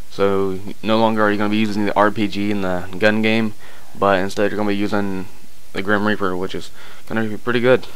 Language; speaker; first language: English; native; English